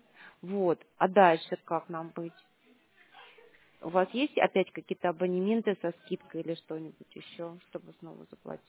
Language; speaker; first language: Russian; native; Russian